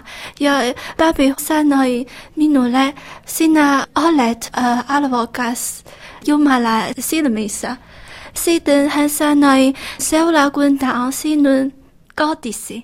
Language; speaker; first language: Finnish; non-native, learner; Chinese